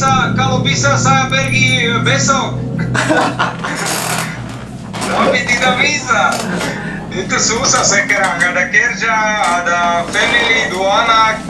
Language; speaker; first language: Indonesian; non-native, learner; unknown